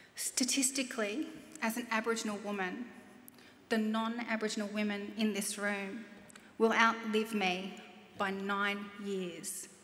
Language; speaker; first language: English; native; English